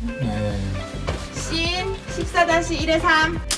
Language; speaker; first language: Korean; native; Korean